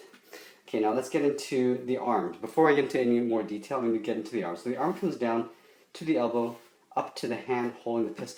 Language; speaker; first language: English; native; English